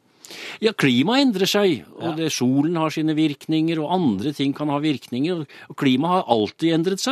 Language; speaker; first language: Norwegian; native; Norwegian